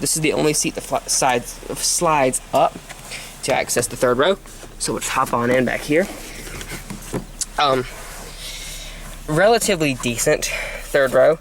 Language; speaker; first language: English; native; English